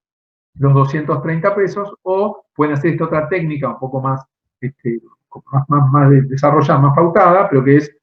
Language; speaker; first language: Spanish; native; Spanish